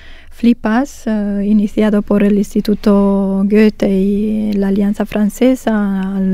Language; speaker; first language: Spanish; non-native, fluent; Romanian